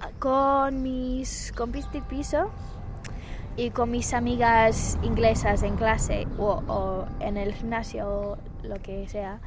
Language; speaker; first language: Spanish; non-native, fluent; English